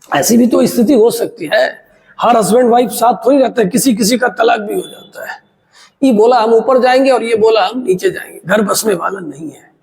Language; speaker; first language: Hindi; native; Hindi